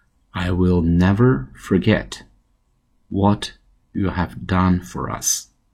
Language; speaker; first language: English; non-native, fluent; Chinese